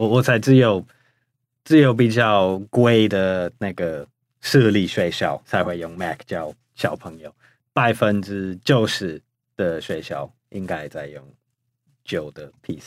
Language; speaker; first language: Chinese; non-native, fluent; English